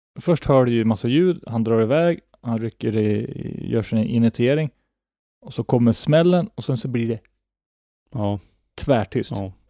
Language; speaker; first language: Swedish; native; Swedish